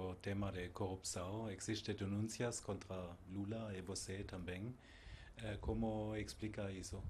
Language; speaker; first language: Portuguese; non-native, fluent; German